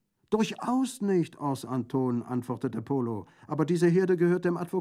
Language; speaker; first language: German; native; German